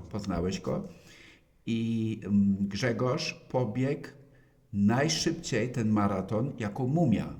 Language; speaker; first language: Polish; non-native, fluent; German